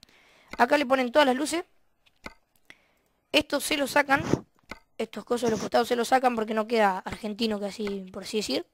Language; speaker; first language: Spanish; native; Spanish